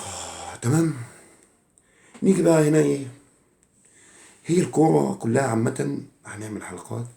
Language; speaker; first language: Arabic; native; Arabic